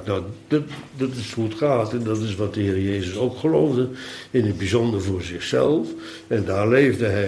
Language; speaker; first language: Dutch; native; Dutch